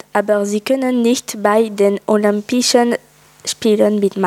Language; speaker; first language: German; non-native, fluent; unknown